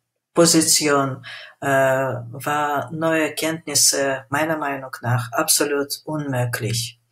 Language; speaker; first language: German; non-native, fluent; Russian